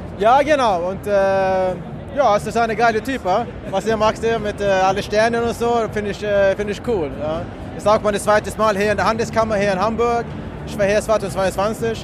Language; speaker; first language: German; non-native, fluent; Swedish